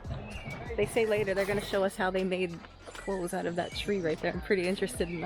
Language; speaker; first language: English; native; English